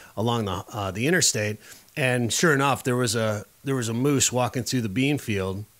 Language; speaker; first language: English; native; English